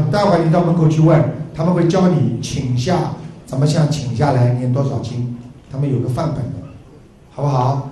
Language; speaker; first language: Chinese; native; Chinese